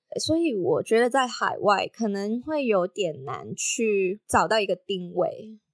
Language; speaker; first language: Chinese; non-native, local second language; Cantonese